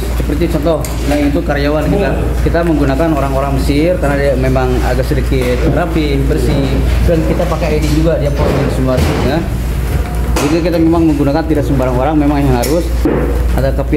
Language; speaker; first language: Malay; non-native, local second language; Sundanese